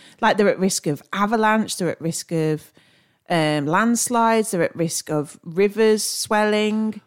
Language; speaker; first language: English; native; English